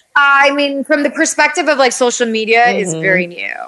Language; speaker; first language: English; native; English